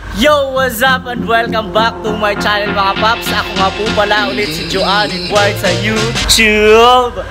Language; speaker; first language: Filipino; non-native, local second language; Cebuano